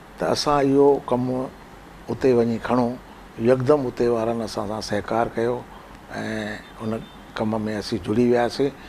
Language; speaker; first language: Sindhi; native; Sindhi